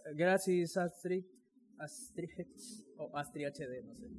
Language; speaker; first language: Spanish; native; Spanish